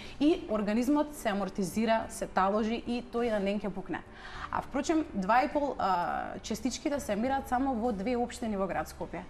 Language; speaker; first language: Macedonian; native; Macedonian